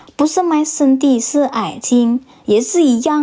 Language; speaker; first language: Chinese; non-native, learner; Indonesian